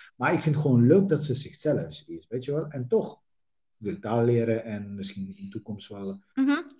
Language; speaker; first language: Dutch; non-native, fluent; Polish